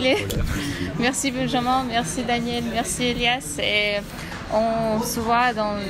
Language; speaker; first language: French; non-native, learner; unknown